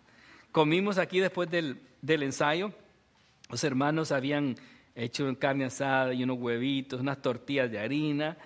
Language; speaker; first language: Spanish; native; Spanish